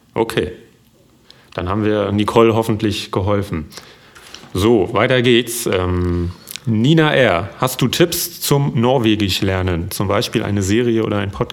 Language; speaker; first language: German; native; German